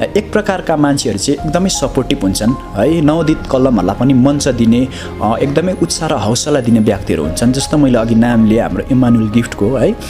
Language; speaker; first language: Nepali; native; Nepali